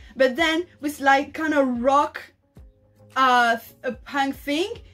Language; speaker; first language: English; non-native, learner; French